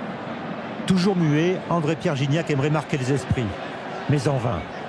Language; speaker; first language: French; native; French